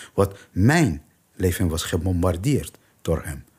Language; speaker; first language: Dutch; non-native, learner; Persian